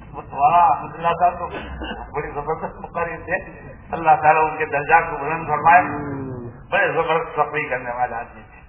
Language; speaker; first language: Urdu; non-native, local second language; Gujarati